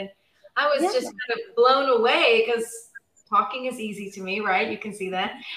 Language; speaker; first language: English; native; English